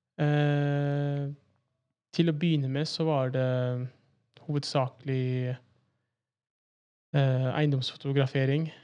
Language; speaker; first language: Norwegian; early bilingual, other home language; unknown